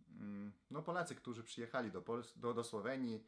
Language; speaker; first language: Polish; non-native, fluent; Slovenian